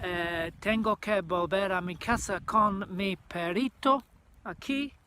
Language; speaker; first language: Spanish; non-native, learner; English